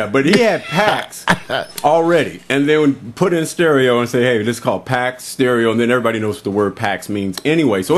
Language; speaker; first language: English; native; English